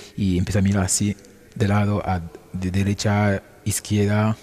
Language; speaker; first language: Spanish; non-native, fluent; French